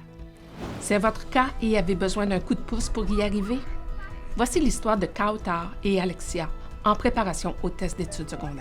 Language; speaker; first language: French; native; French